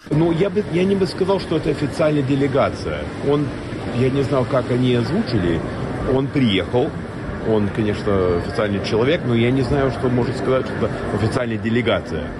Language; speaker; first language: Russian; non-native, fluent; English